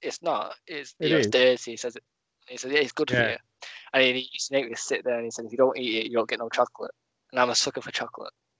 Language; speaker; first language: English; native; English